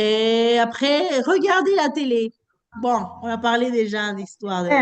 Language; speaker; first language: French; non-native, fluent; Spanish